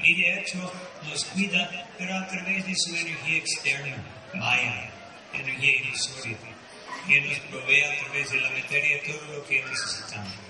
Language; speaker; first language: Spanish; non-native, fluent; Portuguese